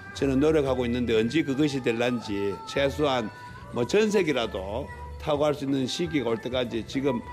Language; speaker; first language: Korean; native; Korean